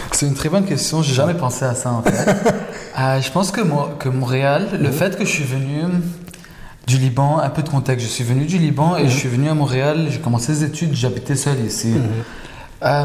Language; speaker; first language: French; non-native, local second language; Arabic